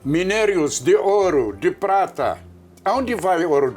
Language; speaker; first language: Portuguese; non-native, fluent; Arabic